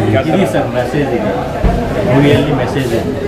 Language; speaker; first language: Kannada; non-native, fluent; Telugu